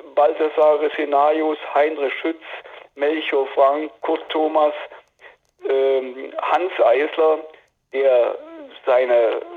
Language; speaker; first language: German; native; German